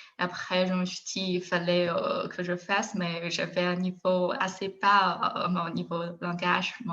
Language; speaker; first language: French; non-native, fluent; Chinese